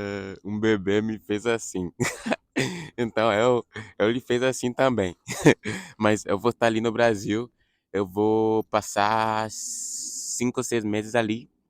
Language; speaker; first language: Portuguese; non-native, fluent; English